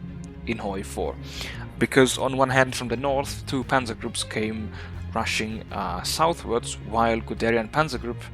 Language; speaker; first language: English; non-native, fluent; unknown